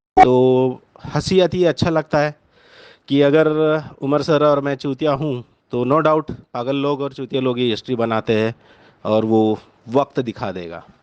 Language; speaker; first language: Hindi; non-native, local second language; Marathi